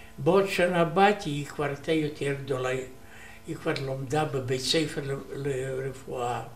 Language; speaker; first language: Hebrew; non-native, learner; Romanian